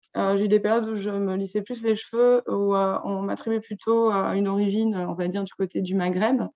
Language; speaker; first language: French; native; French